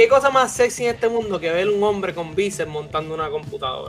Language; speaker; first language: Spanish; native; Spanish